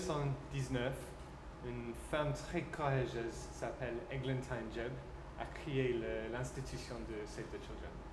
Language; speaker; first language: French; non-native, fluent; English